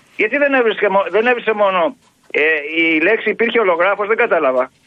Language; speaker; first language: Greek; non-native, fluent; Polish